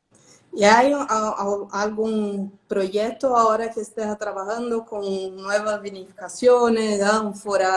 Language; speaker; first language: Spanish; non-native, fluent; Portuguese